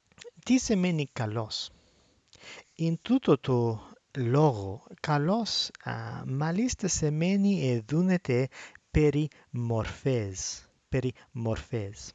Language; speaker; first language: Greek; non-native, fluent; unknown